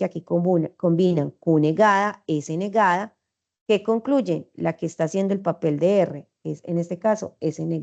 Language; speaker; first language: Spanish; native; Spanish